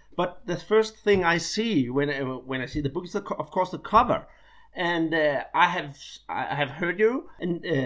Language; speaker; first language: English; non-native, fluent; Danish